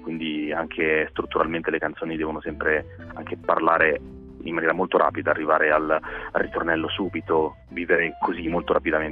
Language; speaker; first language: Italian; native; Italian